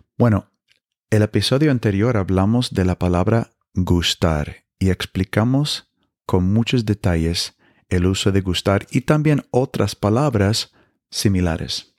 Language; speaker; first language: Spanish; non-native, fluent; English